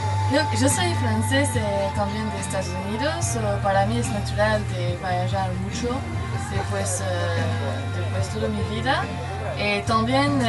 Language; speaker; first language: Spanish; non-native, learner; French